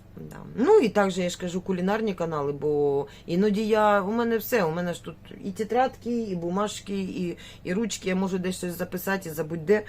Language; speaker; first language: Ukrainian; native; Ukrainian